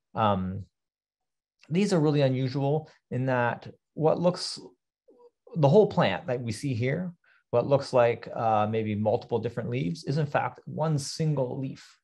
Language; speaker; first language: English; native; English